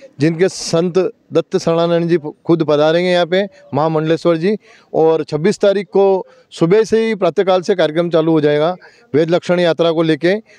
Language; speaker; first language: Hindi; native; Hindi